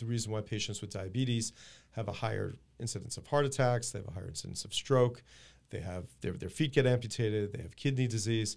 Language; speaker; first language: English; native; English